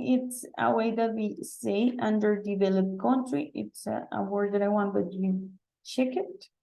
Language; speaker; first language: English; non-native, local second language; Spanish